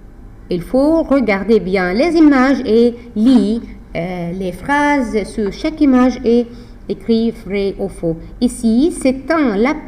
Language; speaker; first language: French; non-native, fluent; Arabic